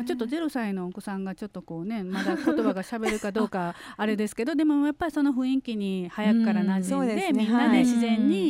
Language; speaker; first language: Japanese; native; Japanese